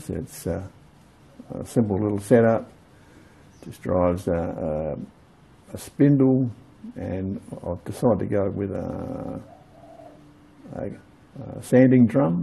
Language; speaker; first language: English; native; English